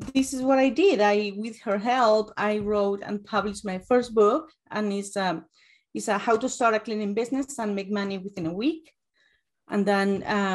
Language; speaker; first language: English; non-native, fluent; Spanish